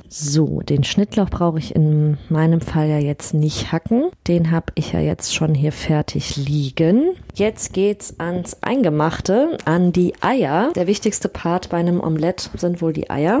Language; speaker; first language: German; early bilingual, other home language; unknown